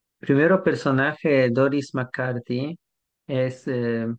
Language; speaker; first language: Spanish; non-native, learner; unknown